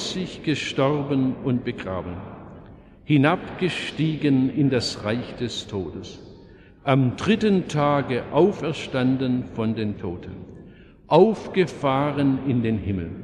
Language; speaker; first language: German; native; German